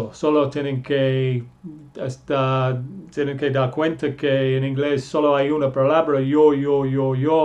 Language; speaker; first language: Spanish; non-native, fluent; English